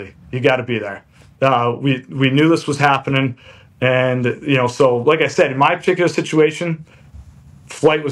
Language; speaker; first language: English; native; English